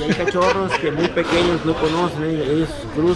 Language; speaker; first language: Spanish; native; Spanish